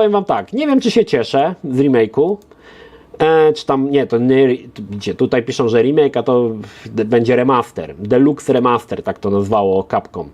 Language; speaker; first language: Polish; native; Polish